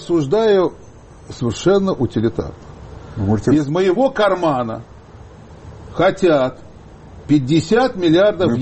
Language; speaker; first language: Russian; native; Russian